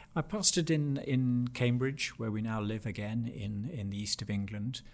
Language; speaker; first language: English; native; English